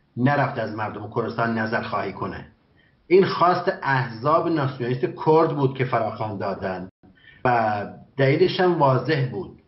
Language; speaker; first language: Persian; non-native, local second language; Kurdish